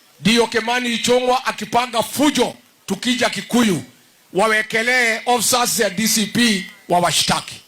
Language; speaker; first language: Swahili; non-native, local second language; Kikuyu